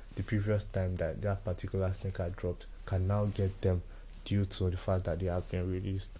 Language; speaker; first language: English; non-native, local second language; Yoruba